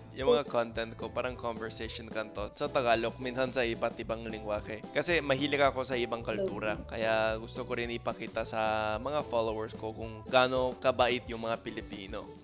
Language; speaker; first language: Filipino; non-native, fluent; English